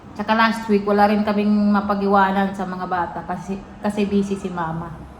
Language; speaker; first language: Filipino; non-native, local second language; Waray